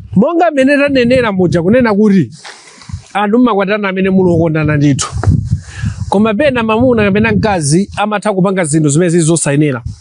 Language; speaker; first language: Nyanja; non-native, local second language; Tumbuka